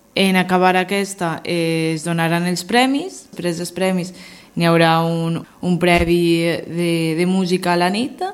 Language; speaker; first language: Catalan; native; Catalan